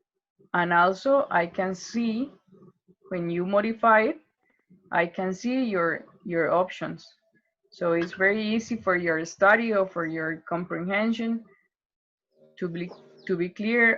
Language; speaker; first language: English; non-native, learner; Spanish